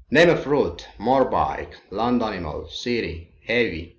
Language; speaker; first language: English; non-native, local second language; Amharic